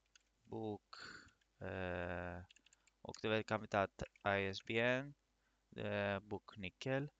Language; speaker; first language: Swedish; non-native, fluent; Greek